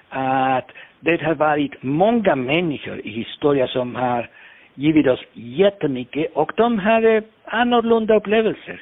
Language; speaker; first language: Swedish; non-native, fluent; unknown